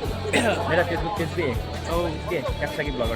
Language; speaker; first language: Hindi; non-native, local second language; Nepali